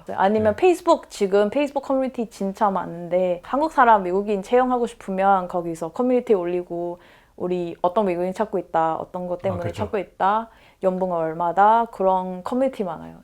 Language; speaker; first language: Korean; non-native, fluent; Malay